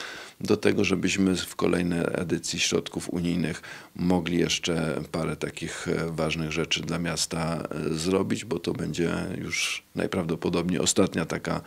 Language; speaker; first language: Polish; native; Polish